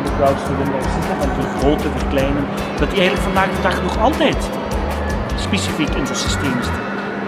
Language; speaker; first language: Dutch; native; Dutch